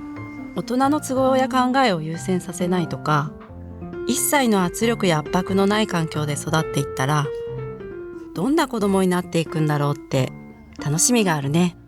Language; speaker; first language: Japanese; native; Japanese